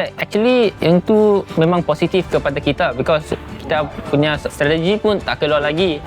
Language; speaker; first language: Malay; non-native, local second language; Chinese